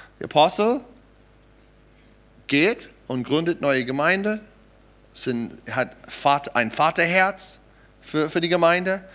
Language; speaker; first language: German; non-native, fluent; English